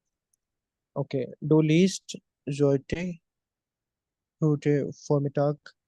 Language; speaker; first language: German; non-native, learner; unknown